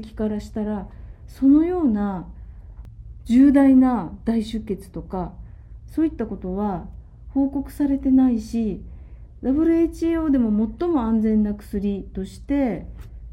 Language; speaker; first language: Japanese; native; Japanese